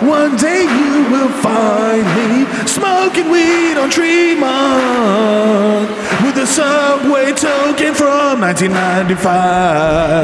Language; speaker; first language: English; early bilingual, other home language; Spanish